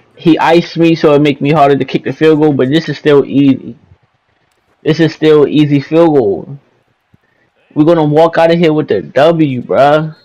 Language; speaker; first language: English; native; English